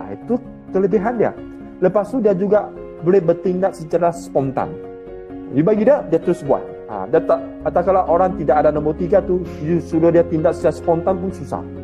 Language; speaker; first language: Malay; non-native, local second language; Chinese